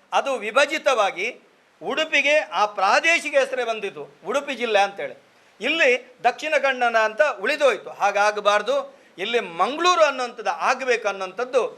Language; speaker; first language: Kannada; non-native, local second language; Tulu